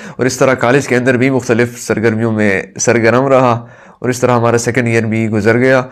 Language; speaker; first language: Urdu; non-native, local second language; Pashto